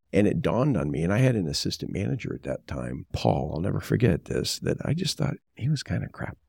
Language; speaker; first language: English; native; English